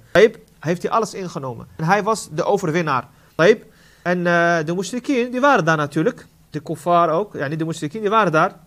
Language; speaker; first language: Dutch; non-native, fluent; Arabic